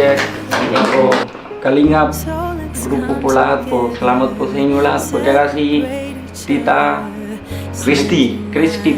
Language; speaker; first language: Filipino; non-native, learner; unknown